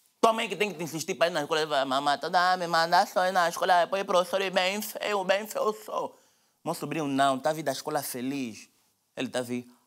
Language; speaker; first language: Portuguese; native; Portuguese